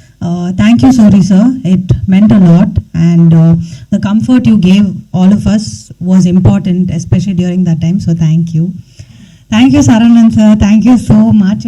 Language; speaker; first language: English; non-native, local second language; Tamil